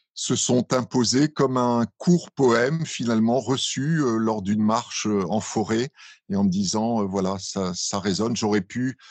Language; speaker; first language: French; native; French